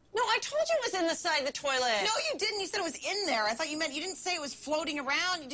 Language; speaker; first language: English; native; English